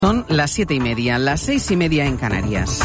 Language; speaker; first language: Spanish; native; Spanish